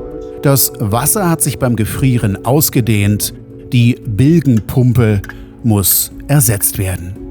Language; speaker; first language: German; native; German